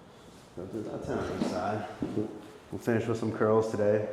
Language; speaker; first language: English; native; English